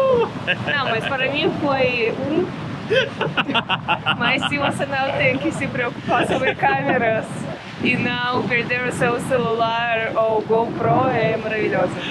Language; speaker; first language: Portuguese; non-native, fluent; Russian